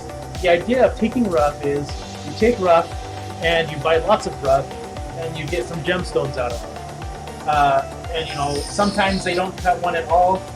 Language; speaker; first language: English; native; English